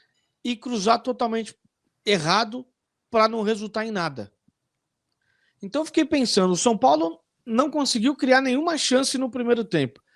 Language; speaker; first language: Portuguese; native; Portuguese